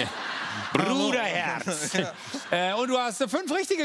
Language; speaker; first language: German; native; German